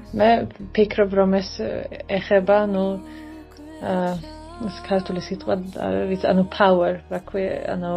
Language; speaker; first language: Georgian; non-native, fluent; Swedish